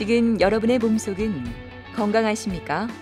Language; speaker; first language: Korean; native; Korean